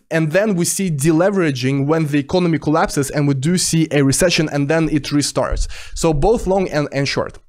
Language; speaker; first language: English; non-native, fluent; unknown